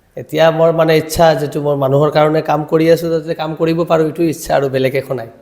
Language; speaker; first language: Assamese; non-native, local second language; Bangla